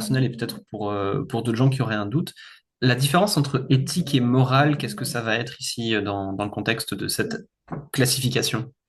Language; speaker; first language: French; native; French